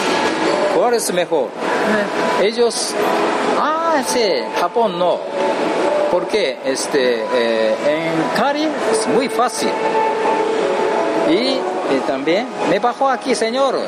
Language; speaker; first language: Spanish; non-native, learner; Japanese